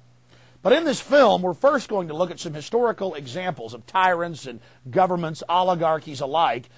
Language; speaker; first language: English; native; English